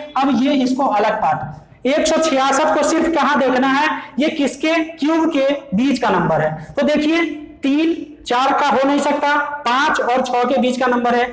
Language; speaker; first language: Hindi; native; Hindi